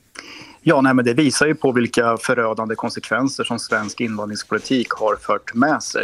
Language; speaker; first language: Swedish; native; Swedish